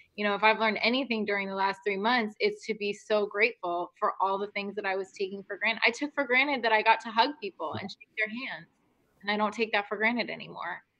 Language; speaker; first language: English; native; English